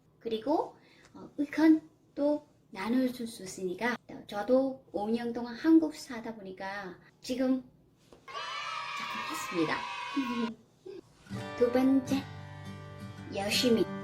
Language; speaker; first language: Korean; non-native, learner; Vietnamese